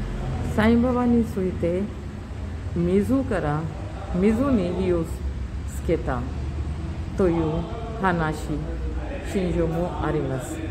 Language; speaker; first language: Japanese; non-native, learner; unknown